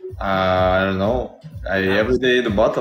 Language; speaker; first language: English; non-native, learner; Russian